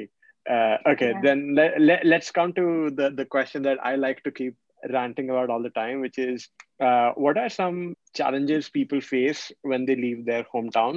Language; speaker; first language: English; non-native, local second language; Hindi